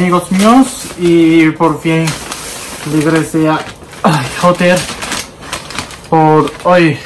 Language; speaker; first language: Spanish; non-native, learner; Japanese